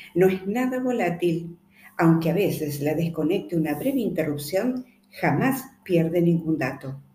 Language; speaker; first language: Spanish; native; Spanish